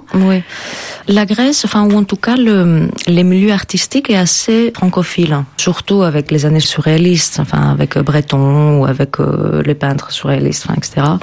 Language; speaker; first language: French; non-native, fluent; Greek